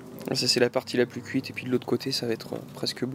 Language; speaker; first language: French; native; French